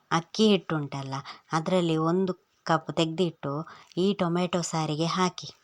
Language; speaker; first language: Kannada; non-native, local second language; Tulu